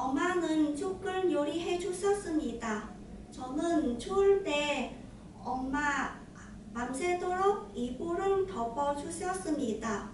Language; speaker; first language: Korean; non-native, learner; Vietnamese